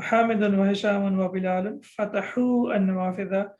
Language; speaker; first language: Arabic; non-native, fluent; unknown